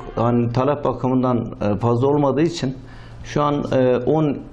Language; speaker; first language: Turkish; native; Turkish